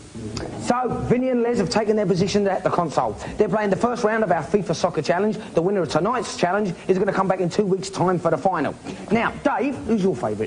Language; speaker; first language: English; native; English